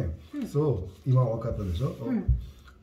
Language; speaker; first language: Japanese; non-native, learner; Hindi